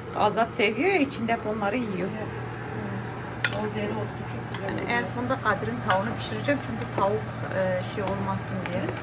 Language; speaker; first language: Turkish; early bilingual, heritage; Turkish